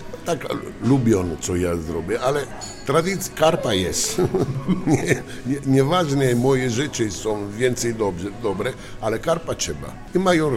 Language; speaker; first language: Polish; non-native, learner; Italian